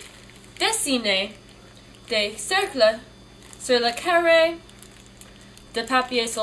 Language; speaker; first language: French; non-native, learner; English